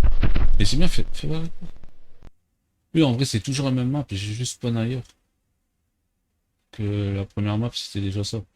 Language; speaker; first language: French; native; French